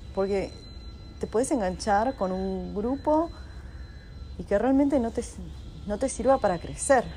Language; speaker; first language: Spanish; native; Spanish